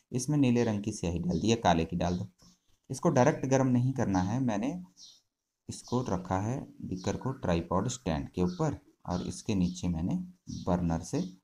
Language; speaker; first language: Hindi; native; Hindi